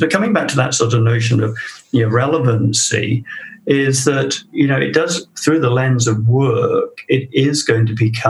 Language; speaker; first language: English; native; English